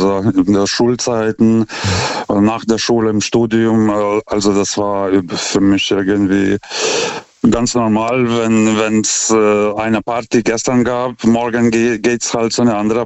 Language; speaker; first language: German; non-native, fluent; Lithuanian